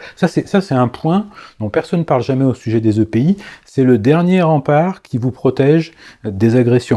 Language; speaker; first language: French; native; French